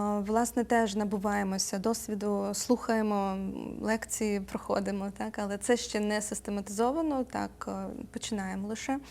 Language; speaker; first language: Ukrainian; native; Ukrainian